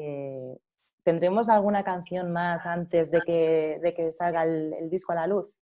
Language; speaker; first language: Spanish; native; Spanish